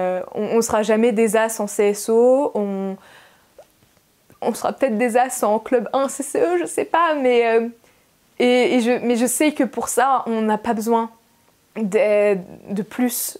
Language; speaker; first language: French; native; French